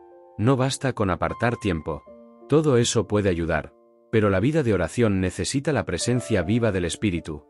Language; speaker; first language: Spanish; native; Spanish